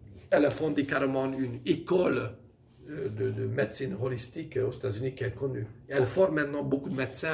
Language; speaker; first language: French; non-native, fluent; Hungarian